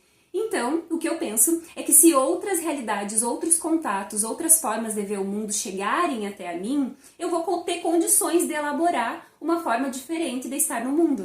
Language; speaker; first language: Portuguese; native; Portuguese